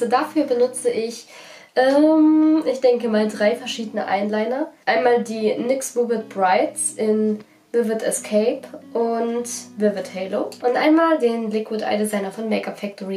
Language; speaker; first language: German; native; German